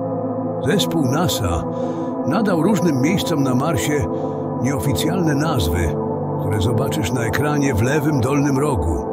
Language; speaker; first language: Polish; native; Polish